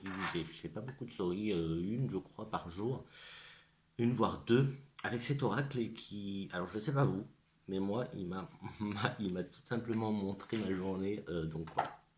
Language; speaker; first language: French; native; French